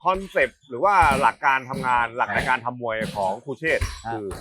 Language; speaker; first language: Thai; native; Thai